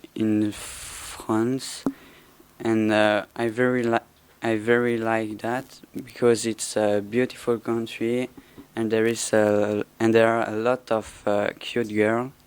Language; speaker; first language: English; non-native, learner; French